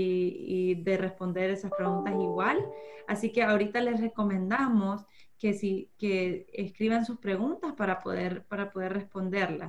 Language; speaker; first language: Spanish; early bilingual, heritage; Spanish